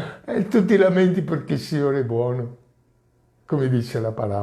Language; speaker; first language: Italian; non-native, fluent; Portuguese